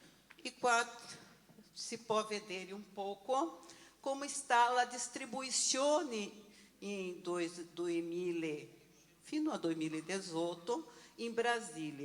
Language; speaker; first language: Italian; non-native, learner; Portuguese